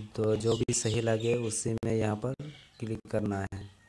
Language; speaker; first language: Hindi; non-native, local second language; Bangla